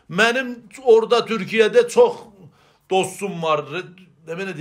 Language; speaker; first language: Turkish; non-native, learner; Azerbaijani